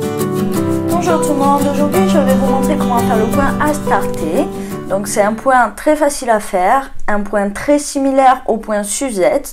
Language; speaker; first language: French; native; French